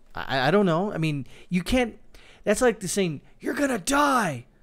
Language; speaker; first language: English; native; English